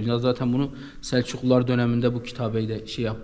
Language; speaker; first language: Turkish; native; Turkish